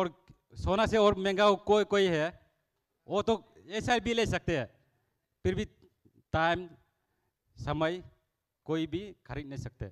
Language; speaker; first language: Hindi; non-native, local second language; Kok Borok